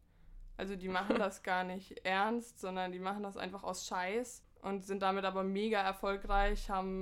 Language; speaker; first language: German; native; German